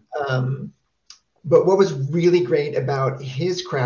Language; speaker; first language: English; native; English